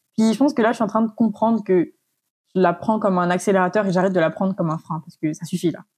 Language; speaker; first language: French; non-native, local second language; Malagasy